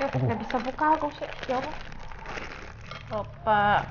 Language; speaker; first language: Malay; non-native, fluent; Russian